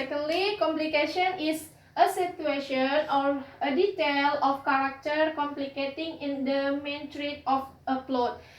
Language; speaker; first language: English; non-native, learner; Indonesian